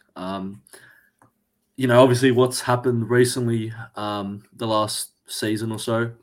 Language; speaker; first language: English; early bilingual, other home language; Greek